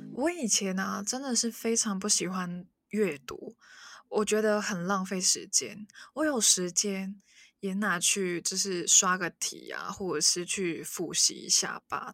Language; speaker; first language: Chinese; non-native, local second language; Cantonese